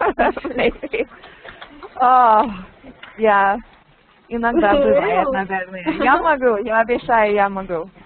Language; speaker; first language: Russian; non-native, learner; English